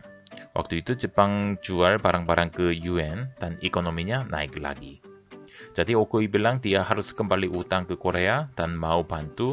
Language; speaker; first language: Indonesian; non-native, fluent; Korean